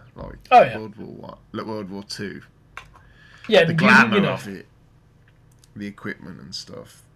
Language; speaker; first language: English; native; English